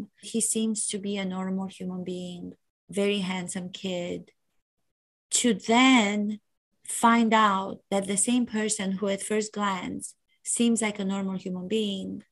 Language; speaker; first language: English; non-native, fluent; Romanian